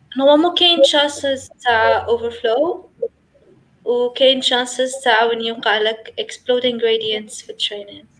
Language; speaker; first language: French; non-native, local second language; Arabic